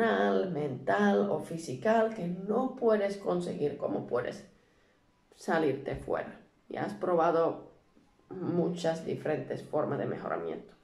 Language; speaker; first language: Spanish; non-native, learner; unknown